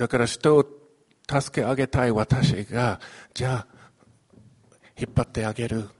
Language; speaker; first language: Japanese; non-native, fluent; Chinese